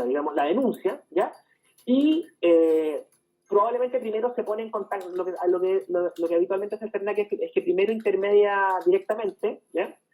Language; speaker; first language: Spanish; native; Spanish